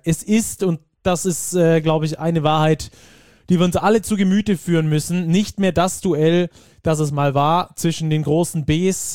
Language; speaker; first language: German; native; German